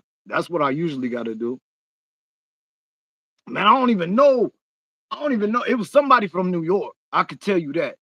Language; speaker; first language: English; native; English